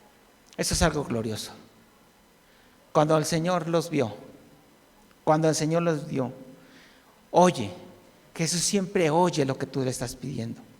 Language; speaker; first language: Spanish; native; Spanish